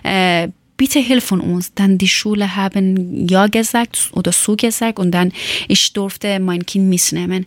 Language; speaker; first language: German; non-native, learner; Persian